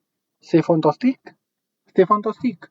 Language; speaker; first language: French; non-native, learner; English